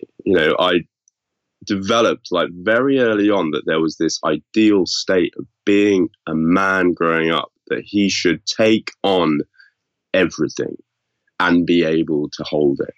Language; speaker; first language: English; native; English